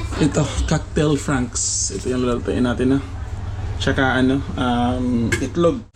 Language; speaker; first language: Filipino; non-native, local second language; Cebuano